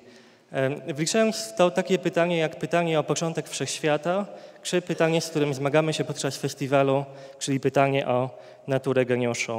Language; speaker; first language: Polish; native; Polish